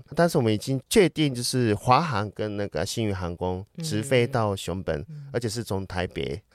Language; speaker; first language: Chinese; non-native, fluent; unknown